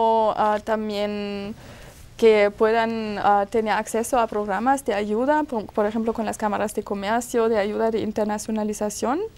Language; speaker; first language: Spanish; non-native, fluent; German